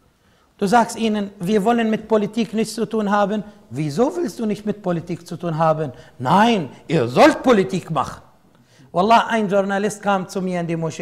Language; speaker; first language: German; non-native, fluent; Arabic